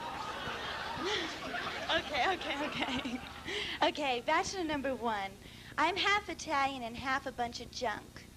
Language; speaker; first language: English; native; English